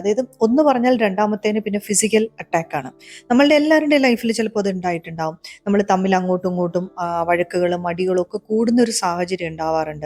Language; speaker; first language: Malayalam; native; Malayalam